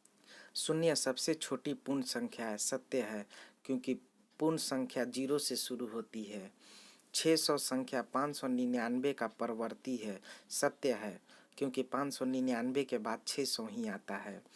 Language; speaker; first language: Hindi; native; Hindi